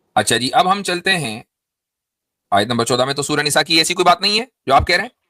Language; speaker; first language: Urdu; native; Urdu